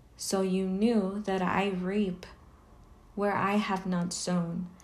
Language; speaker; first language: English; early bilingual, other home language; Spanish